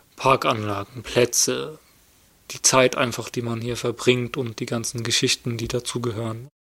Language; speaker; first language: German; native; German